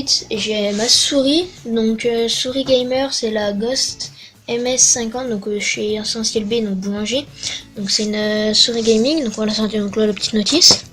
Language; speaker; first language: French; native; French